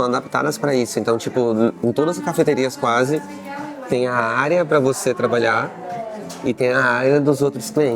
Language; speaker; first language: Portuguese; native; Portuguese